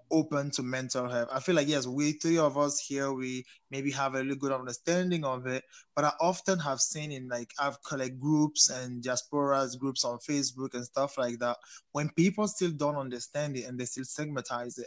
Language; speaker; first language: English; non-native, local second language; French